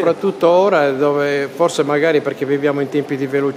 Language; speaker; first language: Italian; native; Italian